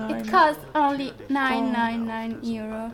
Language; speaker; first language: English; non-native, learner; Italian